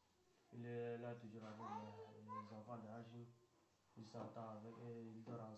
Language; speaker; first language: French; non-native, local second language; Arabic